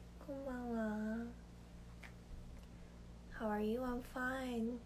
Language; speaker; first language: English; non-native, learner; Korean